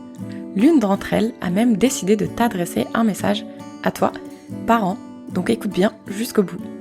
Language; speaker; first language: French; native; French